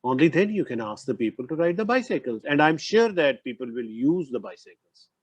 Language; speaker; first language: English; non-native, local second language; Punjabi